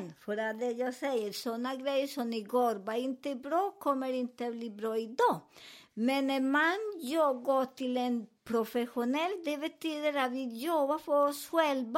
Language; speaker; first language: Swedish; non-native, learner; Spanish